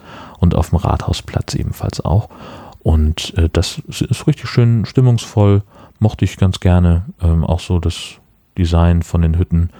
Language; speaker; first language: German; native; German